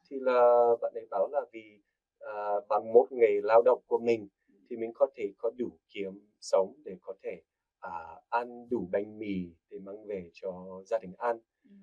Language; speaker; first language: Vietnamese; non-native, fluent; English